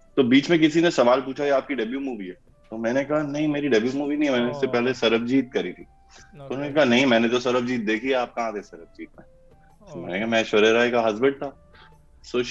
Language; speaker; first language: Hindi; native; Hindi